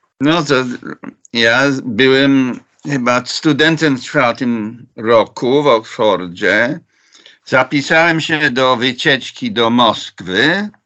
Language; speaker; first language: Polish; non-native, fluent; English